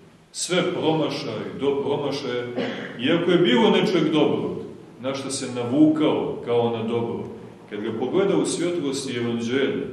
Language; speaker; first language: Serbian; native; Serbian